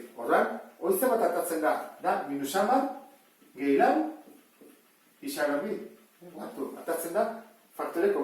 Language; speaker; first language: Basque; native; Basque